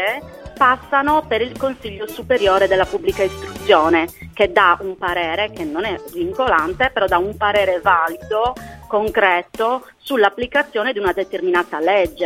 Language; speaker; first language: Italian; native; Italian